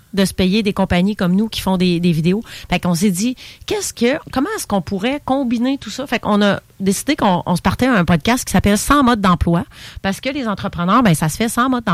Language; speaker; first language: French; native; French